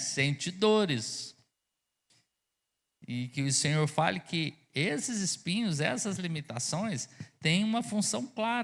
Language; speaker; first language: Portuguese; native; Portuguese